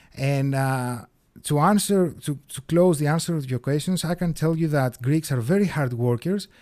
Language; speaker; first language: English; non-native, fluent; Greek